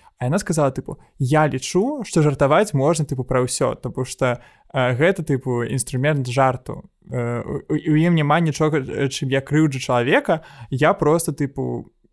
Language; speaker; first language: Belarusian; native; Belarusian